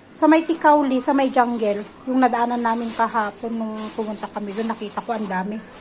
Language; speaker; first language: Filipino; native; Filipino